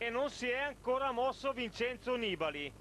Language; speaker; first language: Italian; native; Italian